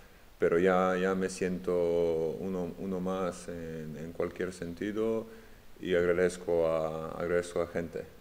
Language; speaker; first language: Spanish; non-native, fluent; Serbian